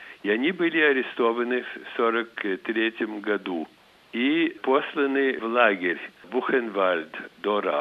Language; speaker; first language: Russian; early bilingual, heritage; Russian